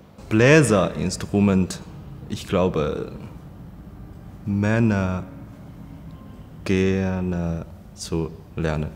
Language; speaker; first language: German; non-native, learner; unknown